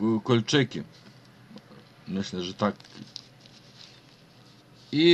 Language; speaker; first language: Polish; non-native, fluent; Ukrainian